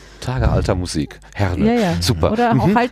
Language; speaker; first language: German; native; German